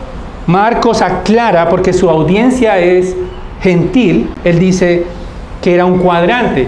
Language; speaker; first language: Spanish; native; Spanish